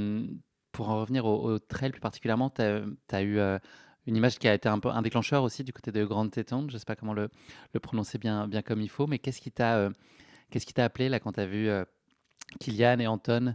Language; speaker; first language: French; native; French